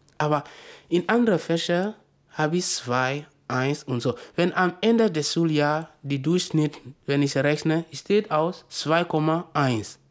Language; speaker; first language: German; non-native, learner; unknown